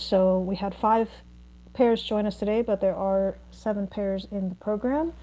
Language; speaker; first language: English; native; English